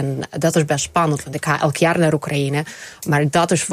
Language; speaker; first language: Dutch; non-native, fluent; Ukrainian